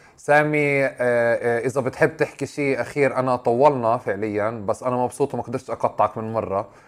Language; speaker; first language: Arabic; native; Arabic